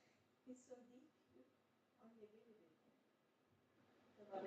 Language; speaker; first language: French; non-native, fluent; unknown